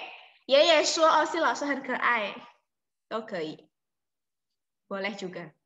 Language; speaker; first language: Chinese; non-native, fluent; Indonesian